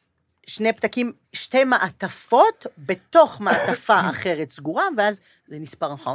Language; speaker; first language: Hebrew; native; Hebrew